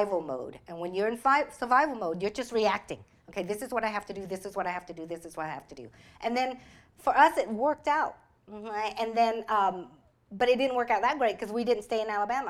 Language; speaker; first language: English; early bilingual, other home language; Vietnamese